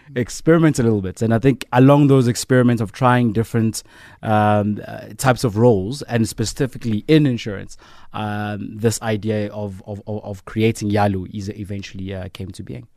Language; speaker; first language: English; non-native, local second language; Zulu